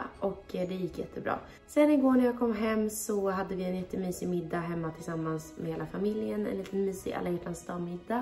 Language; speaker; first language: Swedish; native; Swedish